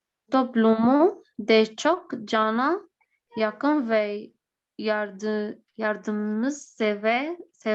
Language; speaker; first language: Turkish; non-native, learner; Arabic